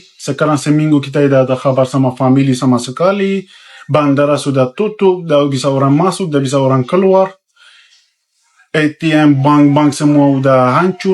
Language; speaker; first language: Indonesian; non-native, fluent; Persian